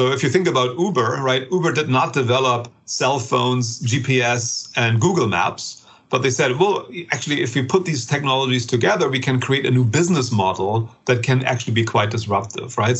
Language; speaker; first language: English; non-native, fluent; German